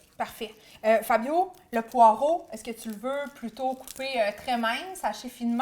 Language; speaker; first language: French; native; French